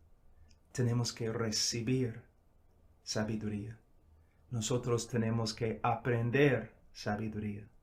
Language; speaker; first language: Spanish; non-native, fluent; English